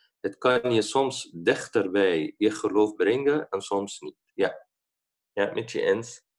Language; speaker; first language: Dutch; non-native, fluent; Arabic